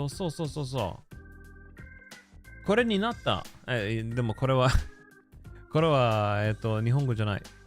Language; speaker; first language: Japanese; non-native, learner; English